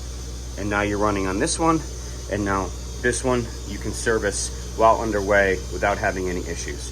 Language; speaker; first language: English; native; English